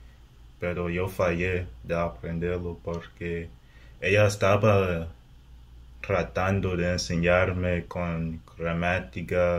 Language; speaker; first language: Spanish; non-native, learner; English